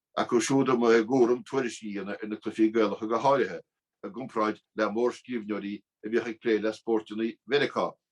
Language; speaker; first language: Irish; native; Irish